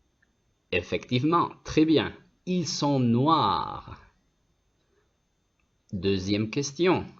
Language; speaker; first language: French; non-native, fluent; Spanish